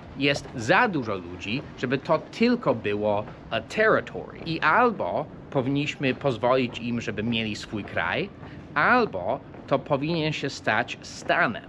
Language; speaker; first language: Polish; non-native, fluent; English